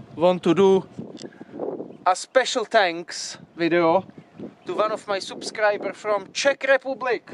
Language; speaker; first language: English; non-native, fluent; Czech